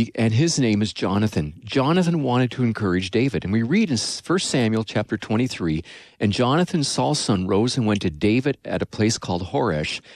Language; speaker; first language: English; native; English